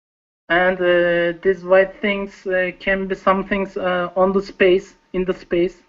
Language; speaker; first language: English; non-native, learner; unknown